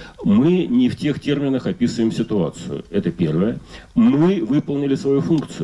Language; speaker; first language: Russian; native; Russian